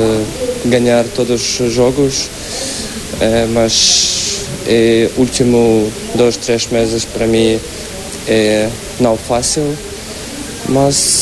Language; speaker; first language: Portuguese; non-native, learner; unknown